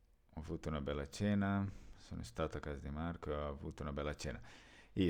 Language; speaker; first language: Italian; non-native, fluent; Portuguese